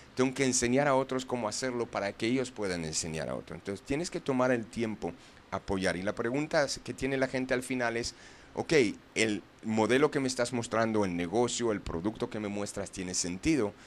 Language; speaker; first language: Spanish; non-native, fluent; English